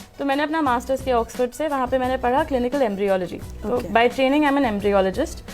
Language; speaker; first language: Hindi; native; Hindi